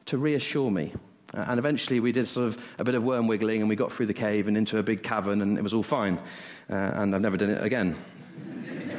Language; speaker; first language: English; native; English